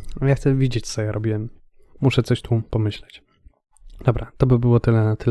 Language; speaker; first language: Polish; native; Polish